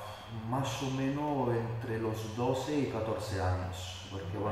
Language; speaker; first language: Spanish; non-native, fluent; Italian